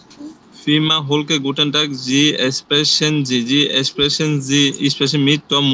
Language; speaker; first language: German; non-native, learner; Bangla